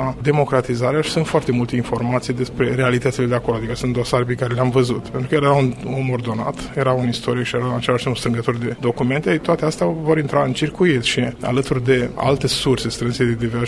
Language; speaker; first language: Romanian; native; Romanian